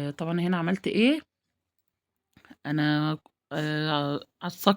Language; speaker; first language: Arabic; native; Arabic